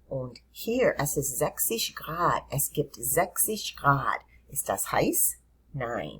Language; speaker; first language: German; non-native, fluent; English